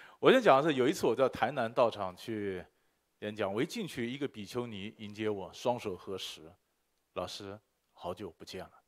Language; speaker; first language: Chinese; native; Chinese